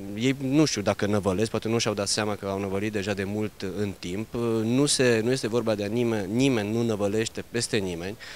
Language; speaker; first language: Romanian; early bilingual, heritage; Romanian